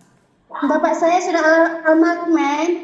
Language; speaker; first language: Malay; non-native, fluent; Indonesian